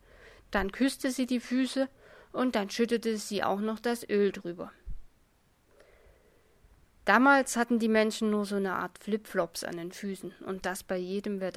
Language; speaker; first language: German; native; German